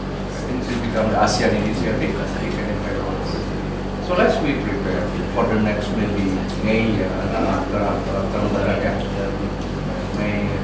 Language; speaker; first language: English; non-native, learner; Indonesian